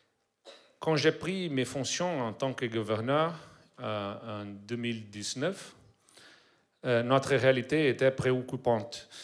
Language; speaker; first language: French; non-native, learner; Portuguese